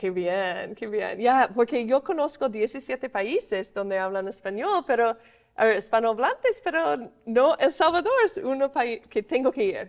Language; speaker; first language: Spanish; non-native, fluent; English